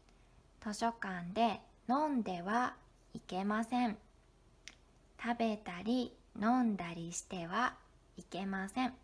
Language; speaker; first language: Japanese; non-native, learner; Indonesian